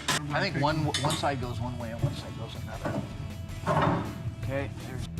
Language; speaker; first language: English; native; English